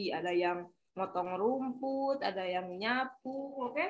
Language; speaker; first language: Indonesian; native; Indonesian